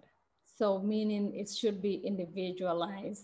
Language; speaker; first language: English; non-native, local second language; Mandingo